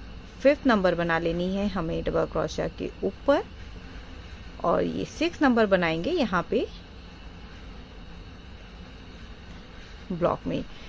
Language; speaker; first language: Hindi; native; Hindi